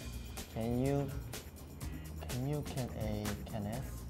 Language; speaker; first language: English; non-native, learner; Korean